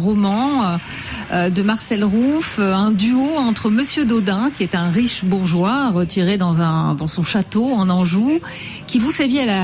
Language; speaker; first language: French; native; French